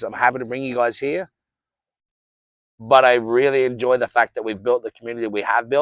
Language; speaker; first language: English; native; English